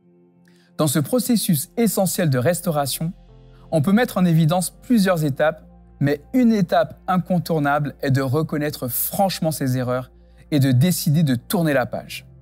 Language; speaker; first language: French; native; French